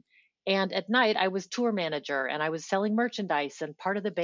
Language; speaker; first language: English; native; English